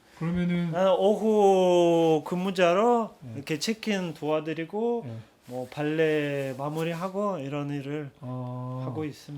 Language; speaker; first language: Korean; non-native, fluent; Russian